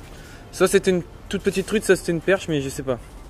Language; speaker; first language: French; native; French